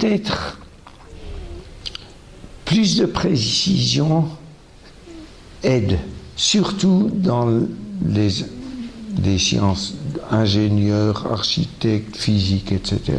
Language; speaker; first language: French; non-native, local second language; German